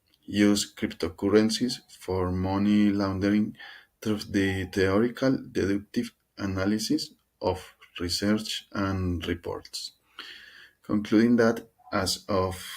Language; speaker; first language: English; non-native, learner; Spanish